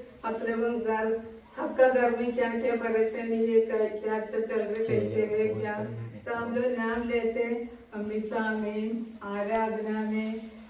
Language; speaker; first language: Hindi; non-native, local second language; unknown